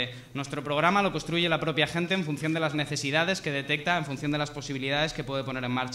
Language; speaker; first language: Spanish; native; Spanish